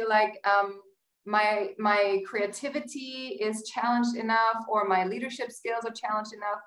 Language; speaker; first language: English; non-native, fluent; German